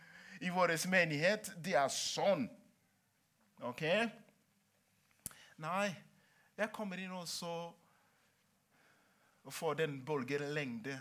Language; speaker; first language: Norwegian; non-native, learner; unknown